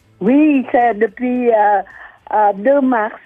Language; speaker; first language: French; non-native, fluent; Vietnamese